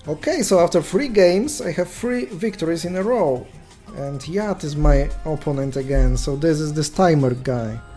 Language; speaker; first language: English; non-native, fluent; Polish